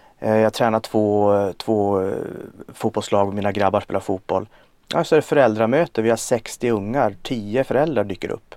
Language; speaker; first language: Swedish; native; Swedish